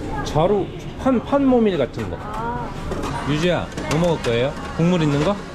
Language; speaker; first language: Korean; native; Korean